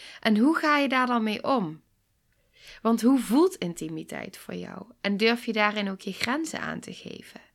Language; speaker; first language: Dutch; native; Dutch